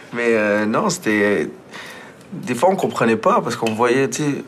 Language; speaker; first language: French; early bilingual, other home language; Arabic